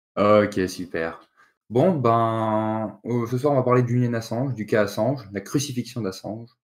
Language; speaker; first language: French; native; French